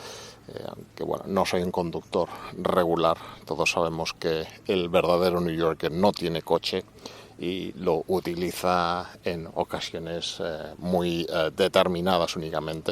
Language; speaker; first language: Spanish; native; Spanish